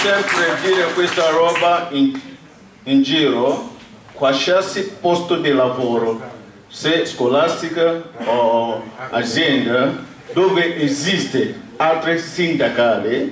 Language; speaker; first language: Italian; non-native, learner; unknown